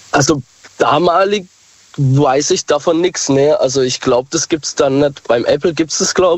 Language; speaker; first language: German; native; German